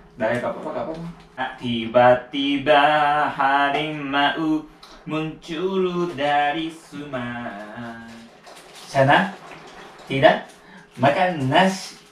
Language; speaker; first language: Indonesian; non-native, learner; Japanese